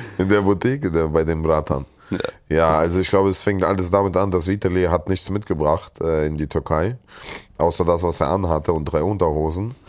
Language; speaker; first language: German; early bilingual, other home language; Russian